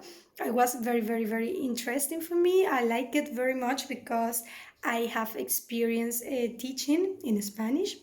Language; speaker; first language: English; non-native, fluent; Spanish